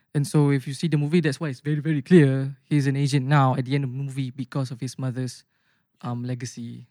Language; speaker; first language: English; non-native, local second language; Malay